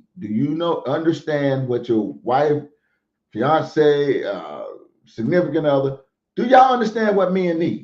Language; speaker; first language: English; native; English